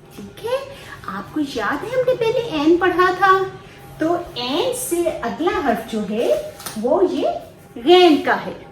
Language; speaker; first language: Urdu; non-native, local second language; Punjabi